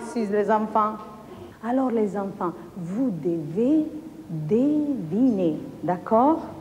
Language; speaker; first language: French; non-native, fluent; Italian